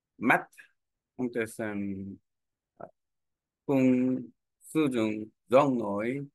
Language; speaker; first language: Vietnamese; non-native, learner; Korean